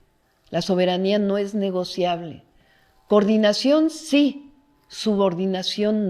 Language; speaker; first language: Spanish; native; Spanish